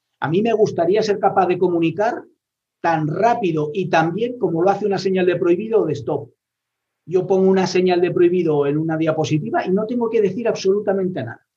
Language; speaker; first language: Spanish; native; Spanish